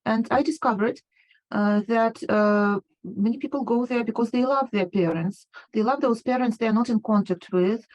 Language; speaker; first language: English; non-native, fluent; Ukrainian